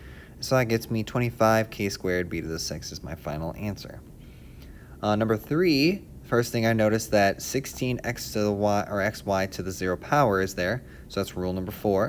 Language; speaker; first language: English; native; English